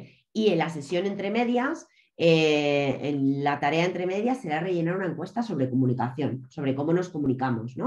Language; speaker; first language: Spanish; native; Spanish